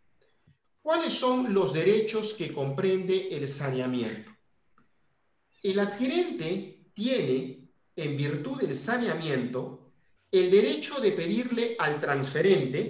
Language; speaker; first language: Spanish; native; Spanish